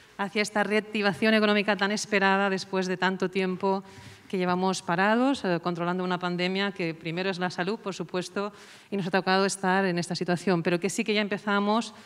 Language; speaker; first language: Spanish; non-native, local second language; Catalan